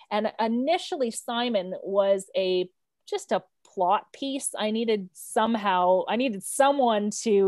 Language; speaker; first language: English; native; English